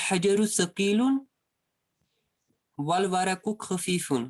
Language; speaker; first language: Arabic; non-native, learner; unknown